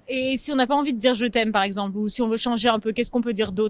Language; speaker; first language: French; native; French